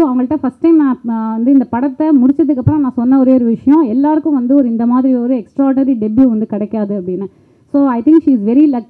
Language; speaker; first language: Tamil; native; Tamil